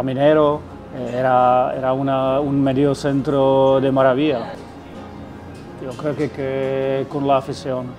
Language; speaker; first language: Spanish; non-native, fluent; Czech